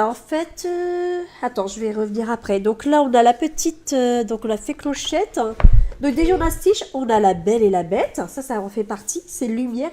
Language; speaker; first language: French; native; French